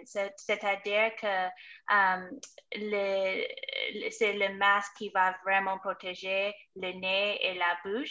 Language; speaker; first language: French; non-native, fluent; English